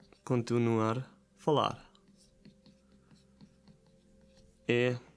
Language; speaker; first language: Portuguese; non-native, learner; German